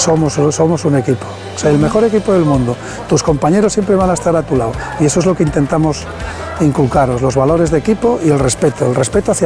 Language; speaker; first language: Spanish; native; Spanish